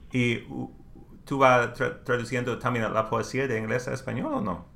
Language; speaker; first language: Spanish; non-native, learner; English